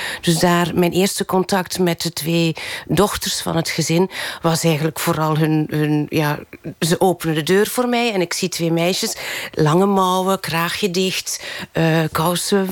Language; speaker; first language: Dutch; native; Dutch